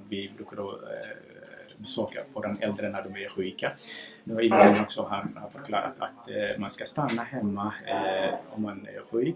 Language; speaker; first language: Swedish; non-native, fluent; Somali